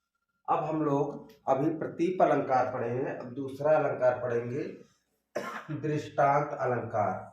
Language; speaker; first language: Hindi; native; Hindi